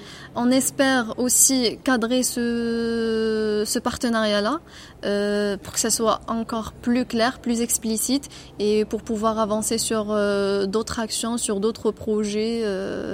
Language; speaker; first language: French; non-native, local second language; Arabic